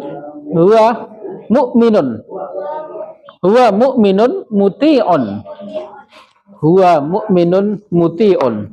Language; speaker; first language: Arabic; non-native, fluent; Indonesian